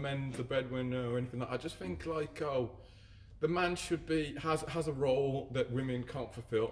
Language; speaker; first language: English; native; English